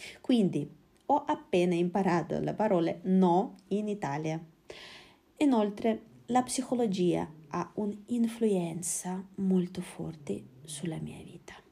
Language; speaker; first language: Italian; non-native, fluent; Russian